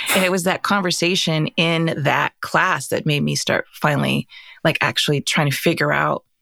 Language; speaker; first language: English; native; English